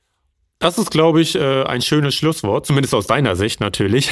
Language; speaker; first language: German; native; German